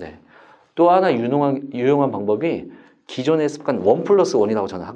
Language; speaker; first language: Korean; native; Korean